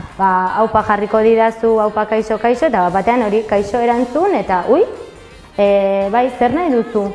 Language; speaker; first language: Basque; non-native, local second language; Spanish